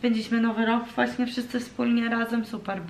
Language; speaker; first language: Polish; early bilingual, heritage; Polish